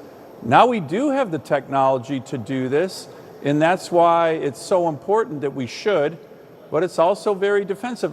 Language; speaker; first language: English; native; English